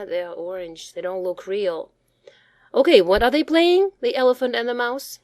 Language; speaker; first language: English; non-native, fluent; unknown